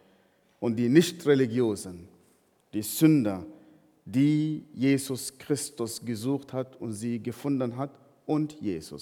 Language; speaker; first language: German; non-native, fluent; Arabic